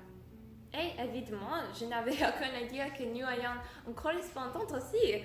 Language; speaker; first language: French; non-native, learner; English